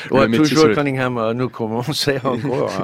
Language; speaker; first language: French; non-native, learner; English